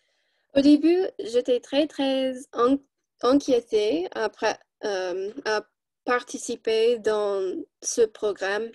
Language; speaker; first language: French; non-native, learner; English